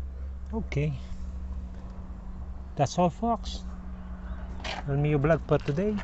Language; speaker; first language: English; non-native, local second language; Filipino